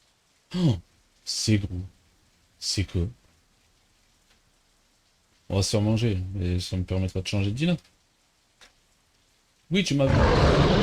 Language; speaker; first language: French; native; French